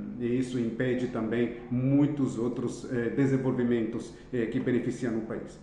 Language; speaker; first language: Portuguese; non-native, fluent; Italian